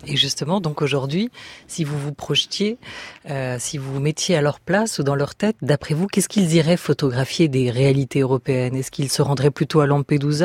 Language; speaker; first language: French; native; French